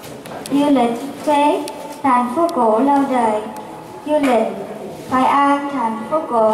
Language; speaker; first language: Vietnamese; early bilingual, heritage; Vietnamese